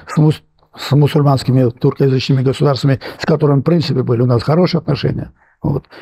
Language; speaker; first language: Russian; non-native, local second language; Armenian